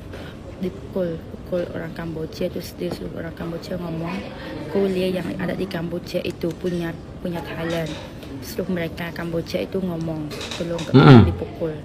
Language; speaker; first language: Indonesian; non-native, learner; Khmer